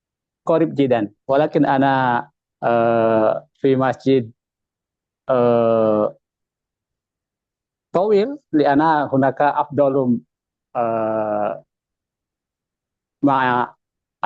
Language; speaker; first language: Arabic; non-native, learner; Indonesian